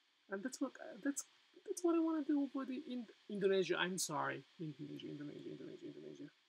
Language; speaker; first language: English; non-native, fluent; Japanese